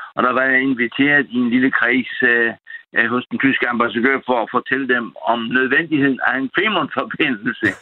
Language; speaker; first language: Danish; non-native, local second language; German